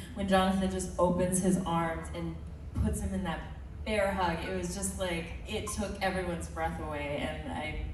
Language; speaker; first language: English; early bilingual, other home language; Filipino